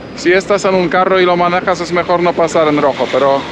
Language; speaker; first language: Spanish; non-native, fluent; Polish